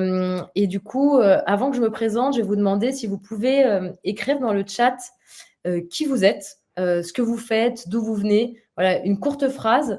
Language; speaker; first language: French; native; French